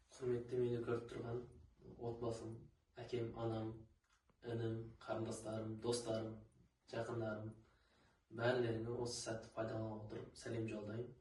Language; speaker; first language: Kazakh; non-native, local second language; Uzbek